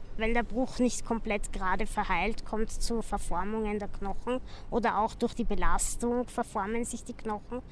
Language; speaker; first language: German; native; German